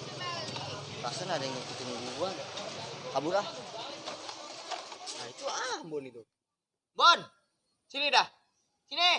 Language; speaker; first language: Indonesian; native; Indonesian